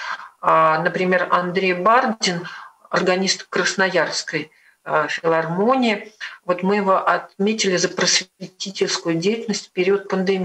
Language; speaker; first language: Russian; native; Russian